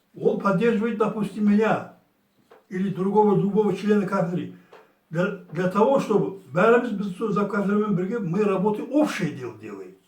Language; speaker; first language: Russian; non-native, local second language; Kazakh